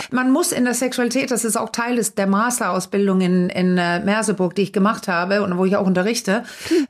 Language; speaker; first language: German; non-native, fluent; Danish